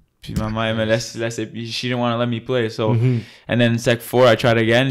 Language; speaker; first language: English; native; English